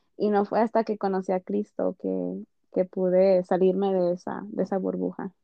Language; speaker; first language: Spanish; early bilingual, heritage; Spanish